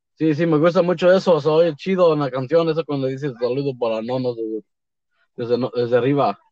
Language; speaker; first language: Spanish; early bilingual, heritage; Spanish